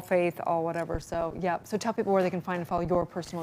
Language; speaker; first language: English; native; English